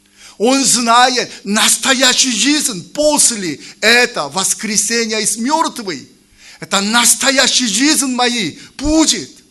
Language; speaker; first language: Russian; non-native, learner; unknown